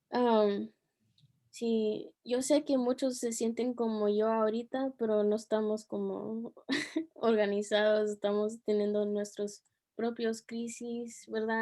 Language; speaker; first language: Spanish; early bilingual, heritage; Spanish